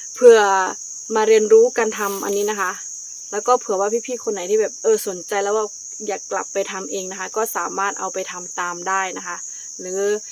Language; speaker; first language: Thai; non-native, local second language; Karen languages